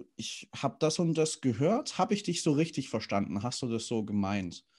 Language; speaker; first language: German; native; German